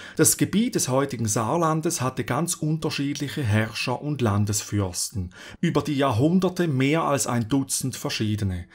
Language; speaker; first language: German; native; German